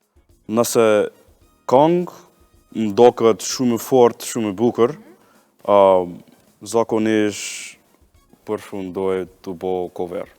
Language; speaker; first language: Albanian; non-native, learner; English